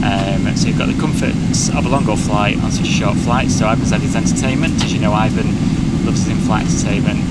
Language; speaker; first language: English; native; English